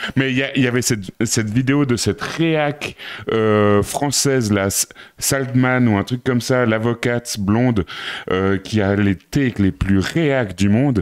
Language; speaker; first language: French; native; French